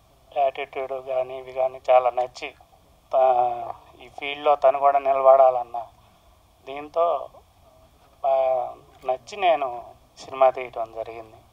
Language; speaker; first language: Telugu; native; Telugu